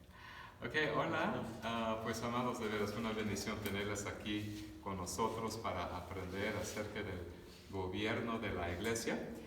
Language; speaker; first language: Spanish; early bilingual, other home language; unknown